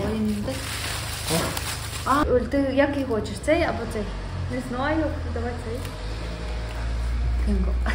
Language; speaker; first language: Korean; non-native, learner; Ukrainian